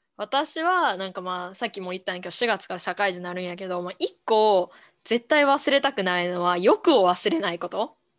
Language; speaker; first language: Japanese; early bilingual, other home language; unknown